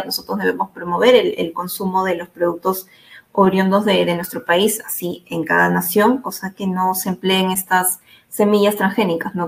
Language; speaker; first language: Spanish; native; Spanish